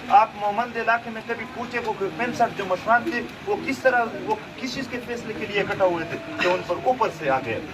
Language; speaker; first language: Urdu; non-native, local second language; Pashto